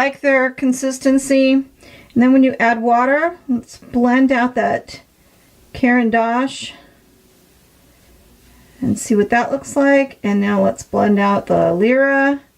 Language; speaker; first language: English; native; English